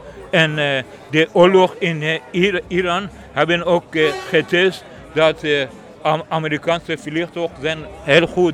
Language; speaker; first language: Dutch; non-native, learner; Persian